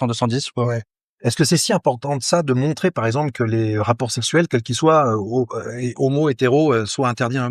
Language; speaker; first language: French; native; French